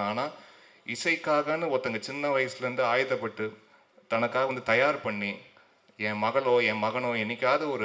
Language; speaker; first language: Tamil; native; Tamil